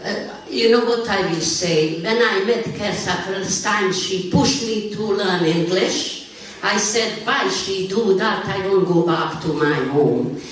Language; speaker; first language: English; non-native, learner; Bosnian